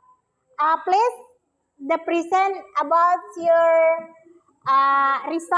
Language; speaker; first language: English; non-native, learner; Indonesian